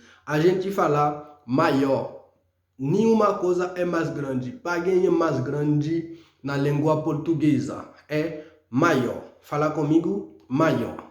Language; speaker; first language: Portuguese; non-native, fluent; Haitian Creole